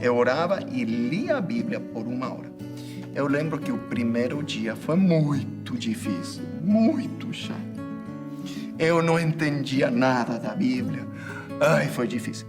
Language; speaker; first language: Portuguese; non-native, fluent; English